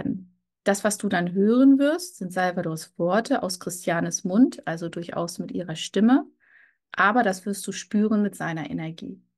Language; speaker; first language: German; native; German